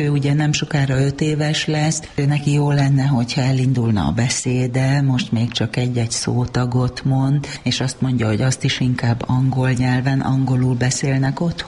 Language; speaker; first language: Hungarian; native; Hungarian